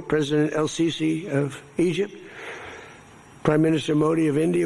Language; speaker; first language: English; native; English